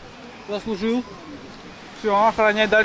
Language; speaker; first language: Russian; native; Russian